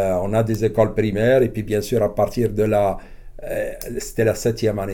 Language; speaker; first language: French; non-native, local second language; Arabic